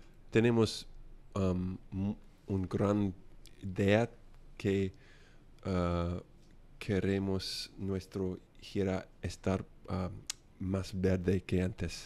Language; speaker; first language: Spanish; non-native, learner; English